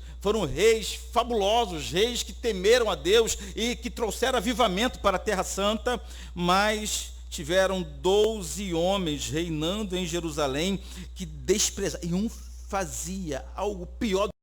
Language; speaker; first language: Portuguese; native; Portuguese